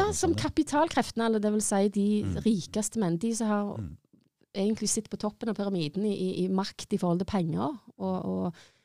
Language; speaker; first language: Norwegian; native; Norwegian